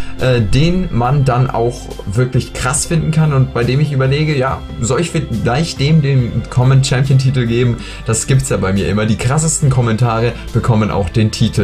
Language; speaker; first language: German; native; German